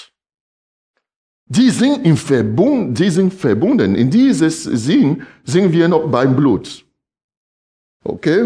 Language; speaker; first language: German; non-native, fluent; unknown